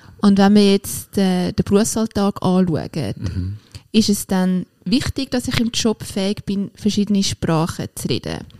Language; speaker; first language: German; native; German